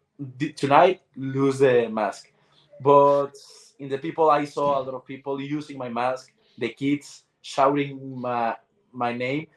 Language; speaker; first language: English; non-native, learner; Spanish